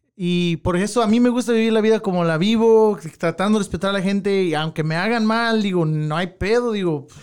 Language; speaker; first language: Spanish; early bilingual, heritage; Spanish